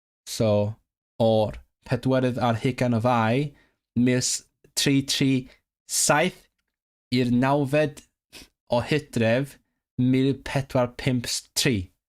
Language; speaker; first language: Welsh; non-native, learner; Cantonese